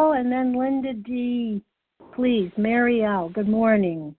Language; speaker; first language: English; native; English